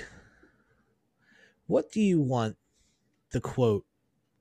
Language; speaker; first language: English; native; English